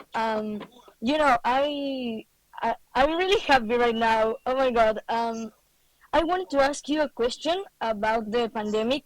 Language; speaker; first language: English; non-native, fluent; Spanish